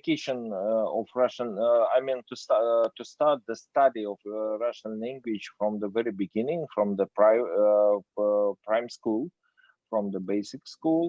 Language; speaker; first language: English; non-native, fluent; Russian